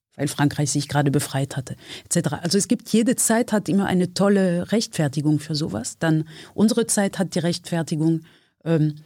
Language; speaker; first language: German; non-native, fluent; French